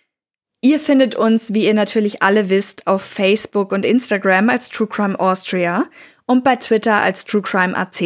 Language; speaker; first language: German; native; German